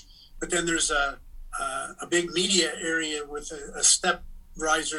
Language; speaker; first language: English; native; English